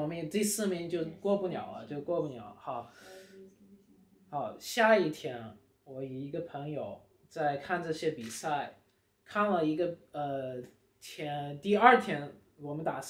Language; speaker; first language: Chinese; early bilingual, heritage; Chinese